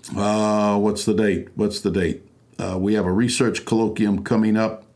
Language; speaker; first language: English; native; English